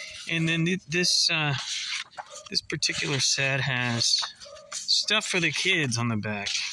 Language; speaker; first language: English; native; English